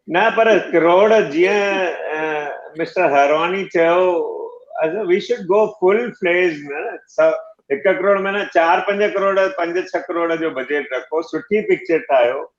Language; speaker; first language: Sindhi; early bilingual, heritage; Sindhi